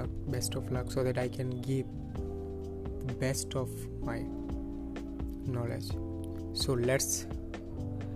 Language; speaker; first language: English; non-native, local second language; Bangla